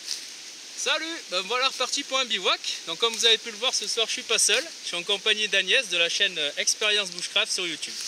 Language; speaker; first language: French; native; French